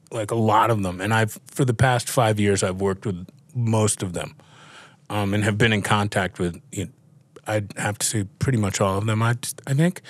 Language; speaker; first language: English; native; English